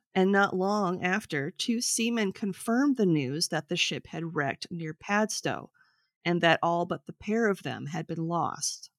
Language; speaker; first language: English; native; English